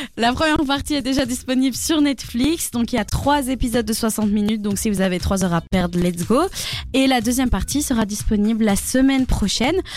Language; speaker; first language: French; native; French